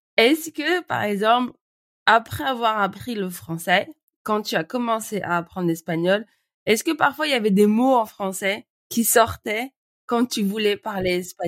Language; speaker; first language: French; native; French